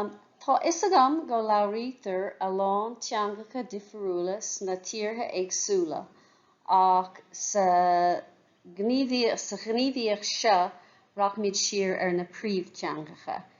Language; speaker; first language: Irish; non-native, local second language; English